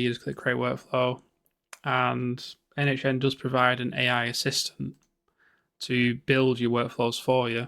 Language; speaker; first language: English; native; English